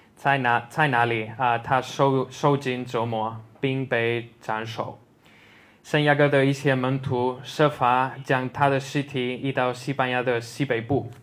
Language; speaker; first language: Chinese; non-native, fluent; Spanish